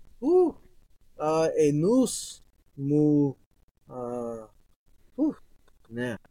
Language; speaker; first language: Greek; non-native, learner; English